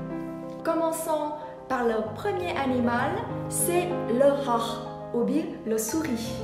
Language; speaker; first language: French; non-native, fluent; Vietnamese